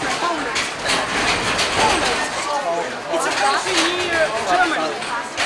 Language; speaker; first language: English; non-native, learner; Polish